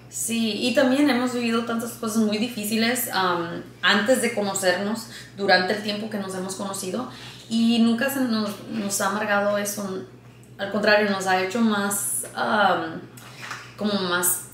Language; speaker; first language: Spanish; early bilingual, heritage; Spanish